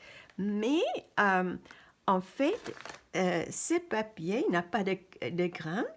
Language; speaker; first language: French; non-native, fluent; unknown